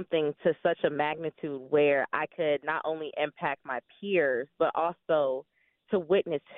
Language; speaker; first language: English; native; English